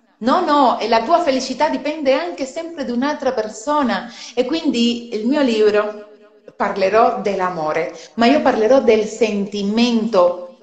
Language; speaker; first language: Italian; non-native, fluent; Spanish